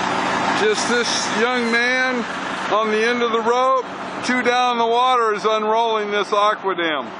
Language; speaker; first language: English; native; English